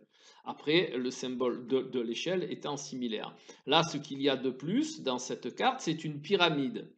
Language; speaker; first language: French; native; French